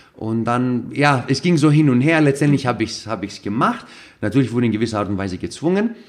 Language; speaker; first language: German; non-native, fluent; Greek